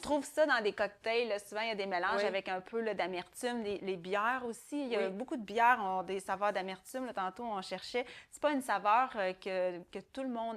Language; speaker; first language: French; native; French